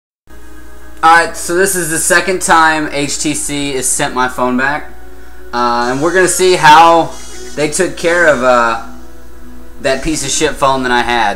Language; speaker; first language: English; native; English